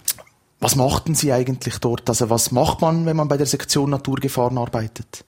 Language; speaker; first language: German; native; German